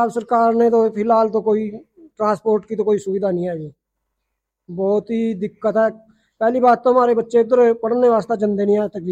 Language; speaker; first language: Hindi; native; Hindi